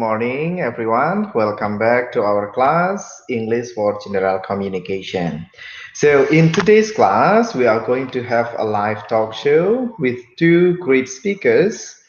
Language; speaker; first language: English; non-native, fluent; Indonesian